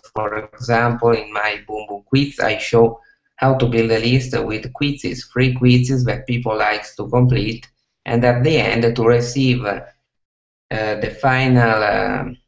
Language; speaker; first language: English; non-native, fluent; Italian